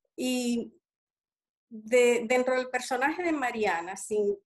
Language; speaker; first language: Spanish; early bilingual, other home language; English